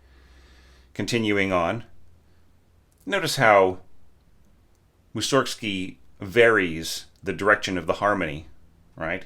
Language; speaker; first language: English; native; English